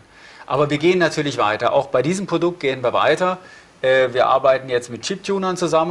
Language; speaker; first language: German; native; German